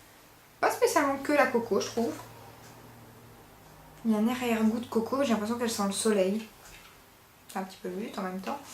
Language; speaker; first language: French; native; French